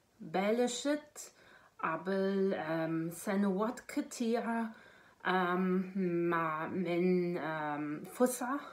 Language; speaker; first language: Arabic; non-native, learner; German